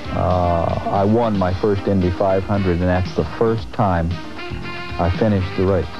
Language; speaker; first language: English; native; English